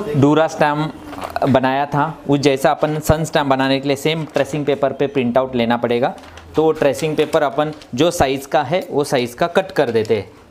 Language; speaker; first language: Hindi; non-native, local second language; Marathi